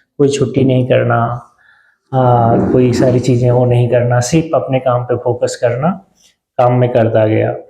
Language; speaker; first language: Hindi; native; Hindi